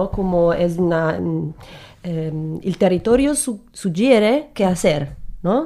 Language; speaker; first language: Spanish; non-native, learner; Italian